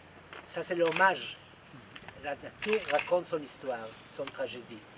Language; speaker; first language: French; non-native, fluent; Hebrew